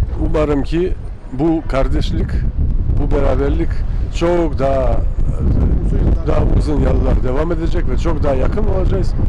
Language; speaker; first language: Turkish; non-native, learner; Macedonian